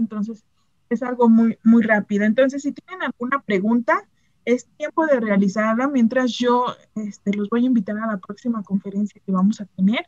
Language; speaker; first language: Spanish; native; Spanish